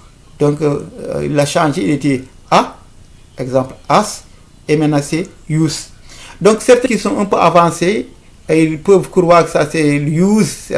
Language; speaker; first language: French; non-native, local second language; Fula